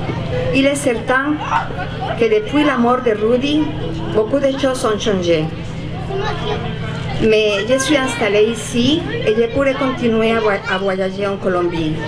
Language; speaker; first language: French; non-native, fluent; Spanish